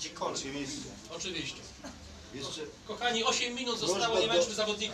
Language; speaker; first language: Polish; native; Polish